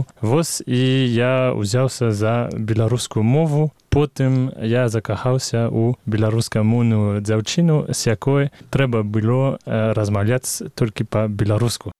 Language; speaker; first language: Belarusian; non-native, fluent; French